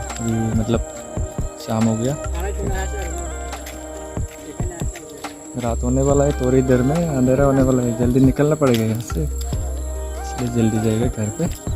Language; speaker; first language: Hindi; non-native, local second language; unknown